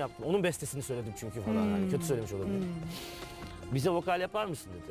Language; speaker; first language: Turkish; native; Turkish